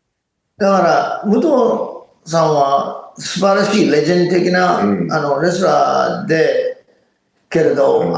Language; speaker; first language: Japanese; non-native, fluent; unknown